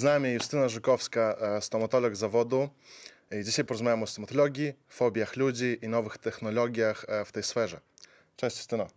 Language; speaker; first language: Polish; early bilingual, heritage; Polish